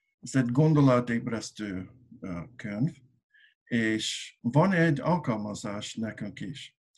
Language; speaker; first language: Hungarian; non-native, learner; English